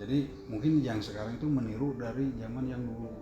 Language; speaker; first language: Indonesian; native; Indonesian